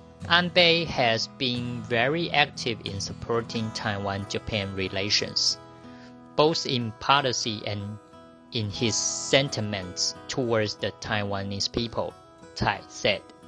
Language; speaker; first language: English; non-native, fluent; Chinese